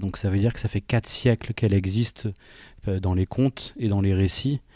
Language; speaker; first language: French; native; French